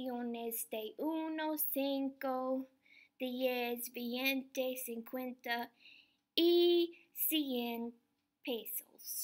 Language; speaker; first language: Spanish; non-native, learner; English